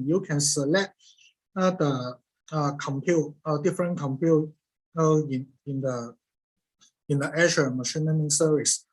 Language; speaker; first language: English; non-native, learner; Cantonese